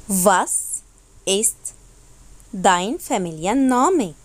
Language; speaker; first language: German; non-native, fluent; Arabic